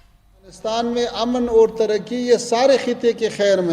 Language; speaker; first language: Hindi; non-native, learner; Pashto